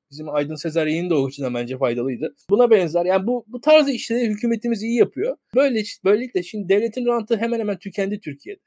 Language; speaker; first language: Turkish; native; Turkish